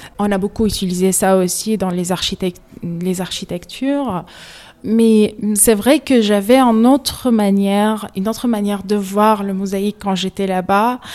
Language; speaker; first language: French; non-native, fluent; Arabic